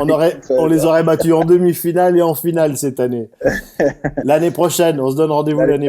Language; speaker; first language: French; native; French